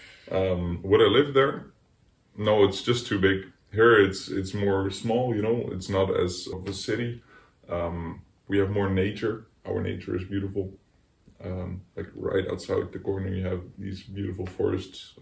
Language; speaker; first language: English; non-native, fluent; Dutch